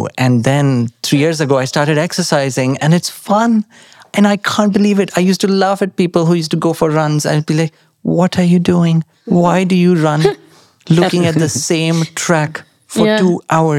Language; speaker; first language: English; non-native, local second language; Marathi